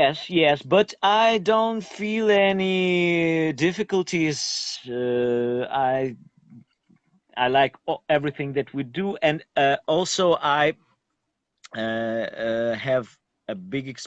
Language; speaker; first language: English; non-native, learner; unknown